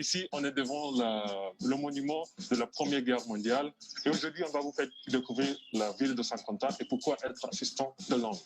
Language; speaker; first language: French; native; French